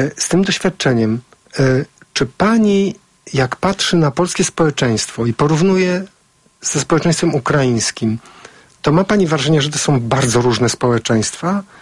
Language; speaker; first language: Polish; native; Polish